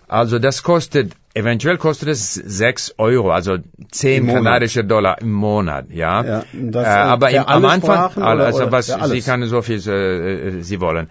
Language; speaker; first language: German; non-native, fluent; English